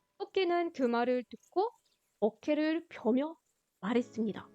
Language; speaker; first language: Korean; non-native, fluent; French